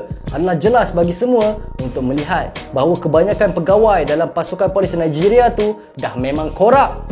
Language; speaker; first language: Malay; native; Malay